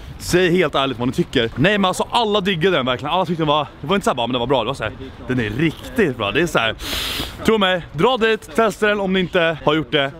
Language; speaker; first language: Swedish; native; Swedish